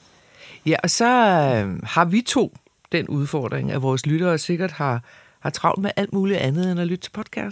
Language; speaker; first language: Danish; native; Danish